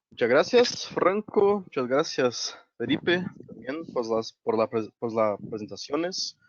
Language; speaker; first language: Spanish; non-native, local second language; Portuguese